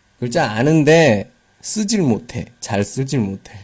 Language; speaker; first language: Korean; native; Korean